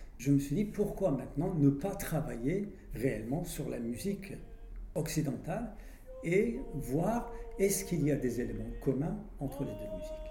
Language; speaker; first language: French; non-native, fluent; Persian